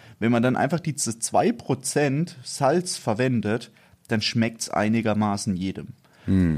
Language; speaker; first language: German; native; German